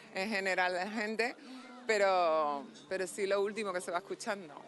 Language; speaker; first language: Spanish; native; Spanish